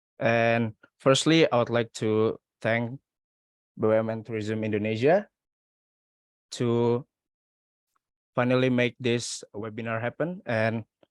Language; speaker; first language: English; non-native, learner; Indonesian